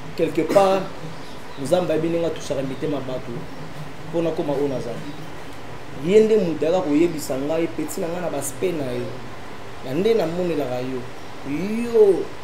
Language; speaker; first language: Lingala; native; Lingala